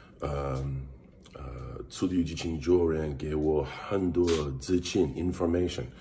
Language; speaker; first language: Chinese; non-native, learner; English